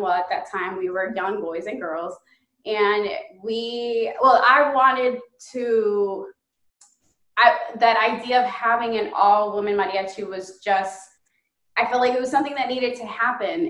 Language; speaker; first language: English; early bilingual, other home language; Spanish